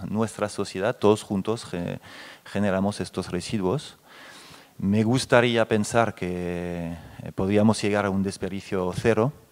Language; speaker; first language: Spanish; non-native, fluent; French